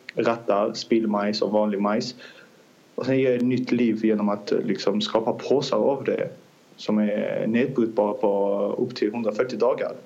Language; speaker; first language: Swedish; early bilingual, other home language; Azerbaijani